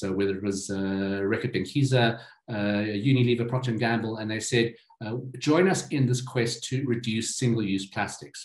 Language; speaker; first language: English; native; English